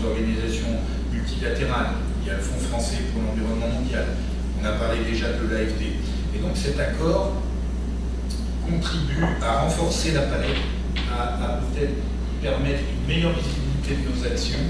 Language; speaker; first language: French; native; French